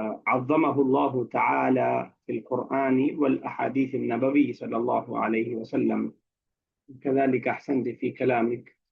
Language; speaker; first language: Arabic; non-native, fluent; Urdu